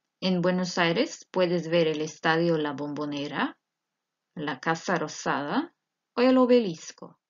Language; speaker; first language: Spanish; non-native, fluent; Croatian